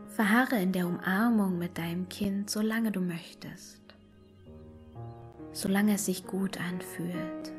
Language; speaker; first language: German; native; German